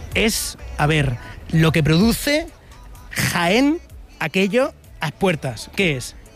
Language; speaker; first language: Spanish; native; Spanish